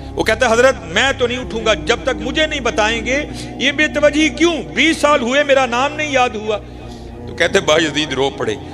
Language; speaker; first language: Urdu; non-native, local second language; Punjabi